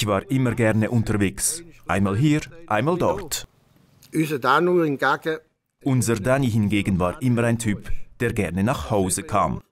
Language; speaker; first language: German; native; German